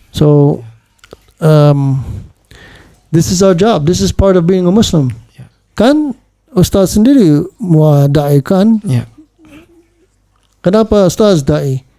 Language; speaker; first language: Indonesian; early bilingual, heritage; English